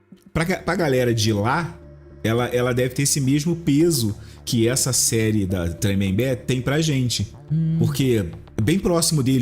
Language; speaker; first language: Portuguese; native; Portuguese